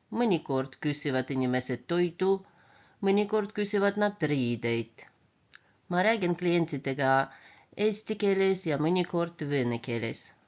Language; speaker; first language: Estonian; non-native, local second language; Russian